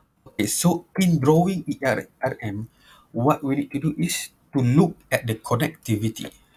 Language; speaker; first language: English; non-native, local second language; Malay